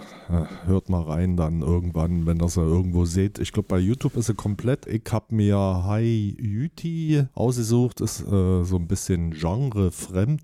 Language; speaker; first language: German; native; German